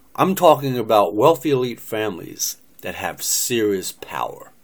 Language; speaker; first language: English; native; English